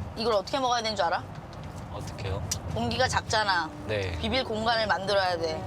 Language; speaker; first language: Korean; native; Korean